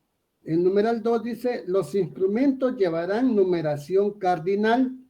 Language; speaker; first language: Spanish; native; Spanish